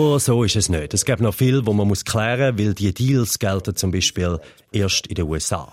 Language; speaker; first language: German; native; German